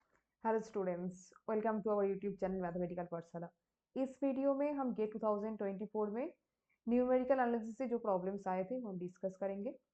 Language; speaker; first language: Hindi; native; Hindi